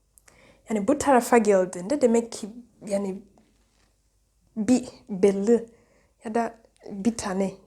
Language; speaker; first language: Turkish; non-native, fluent; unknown